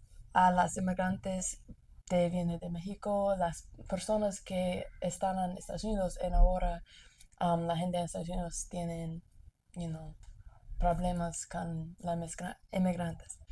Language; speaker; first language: Spanish; non-native, learner; English